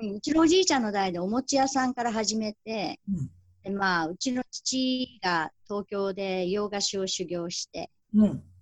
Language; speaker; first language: Japanese; native; Japanese